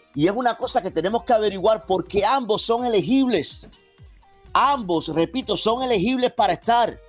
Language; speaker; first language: Spanish; native; Spanish